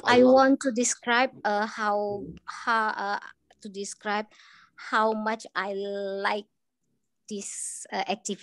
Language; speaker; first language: English; non-native, learner; Indonesian